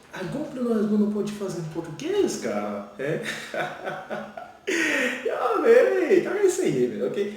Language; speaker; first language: Portuguese; non-native, learner; Haitian Creole